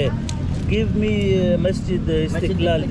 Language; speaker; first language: English; non-native, fluent; Pashto